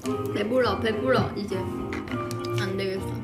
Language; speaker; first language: Korean; non-native, learner; Chinese